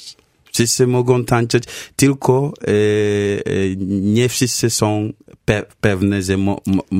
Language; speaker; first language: Polish; non-native, learner; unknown